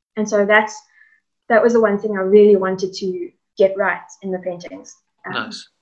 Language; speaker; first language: English; native; English